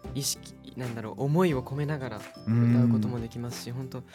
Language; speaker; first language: Japanese; native; Japanese